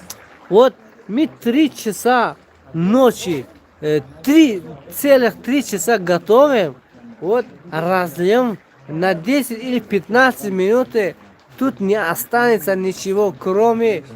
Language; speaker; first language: Russian; non-native, local second language; Tajik